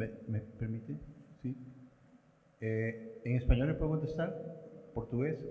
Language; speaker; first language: Spanish; native; Spanish